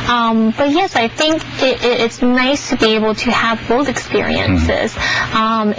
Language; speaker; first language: English; early bilingual, other home language; Chinese